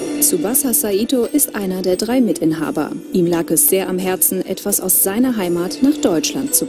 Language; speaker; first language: German; native; German